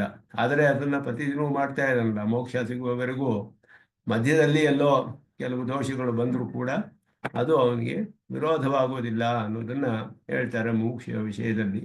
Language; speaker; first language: Kannada; native; Kannada